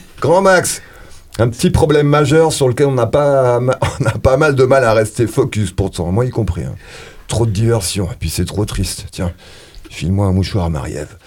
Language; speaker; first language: French; native; French